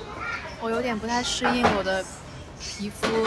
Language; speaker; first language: Chinese; non-native, local second language; Cantonese